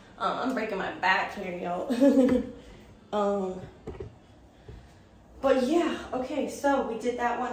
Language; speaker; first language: English; native; English